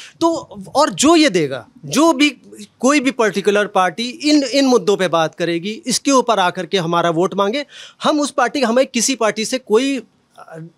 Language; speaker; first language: Hindi; native; Hindi